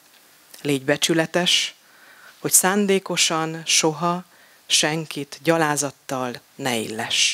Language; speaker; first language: Hungarian; native; Hungarian